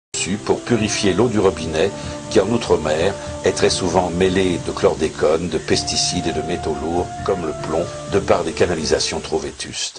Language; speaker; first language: French; native; French